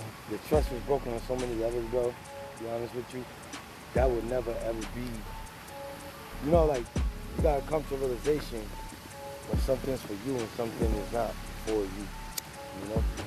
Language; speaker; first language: English; early bilingual, other home language; Spanish